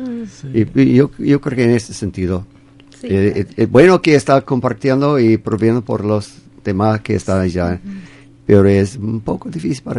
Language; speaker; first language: Spanish; non-native, fluent; English